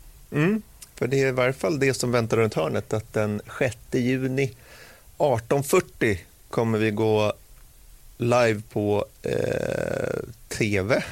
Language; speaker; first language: Swedish; native; Swedish